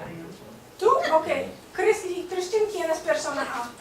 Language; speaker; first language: Spanish; non-native, fluent; English